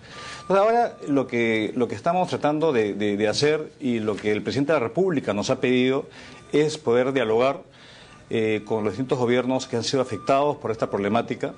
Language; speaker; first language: Spanish; native; Spanish